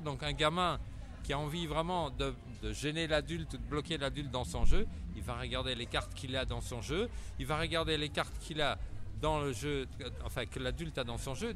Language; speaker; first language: French; native; French